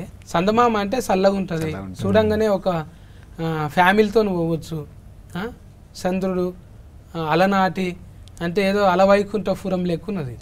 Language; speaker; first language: Telugu; native; Telugu